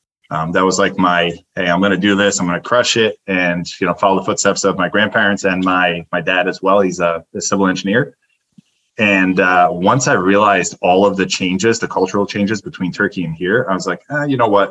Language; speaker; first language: English; early bilingual, other home language; Turkish